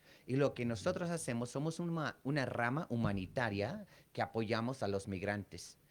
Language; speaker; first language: Spanish; non-native, fluent; English